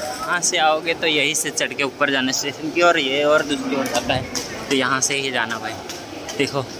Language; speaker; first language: Hindi; non-native, local second language; Marathi